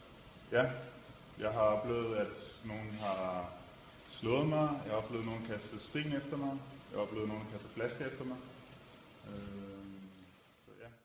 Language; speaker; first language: Danish; early bilingual, other home language; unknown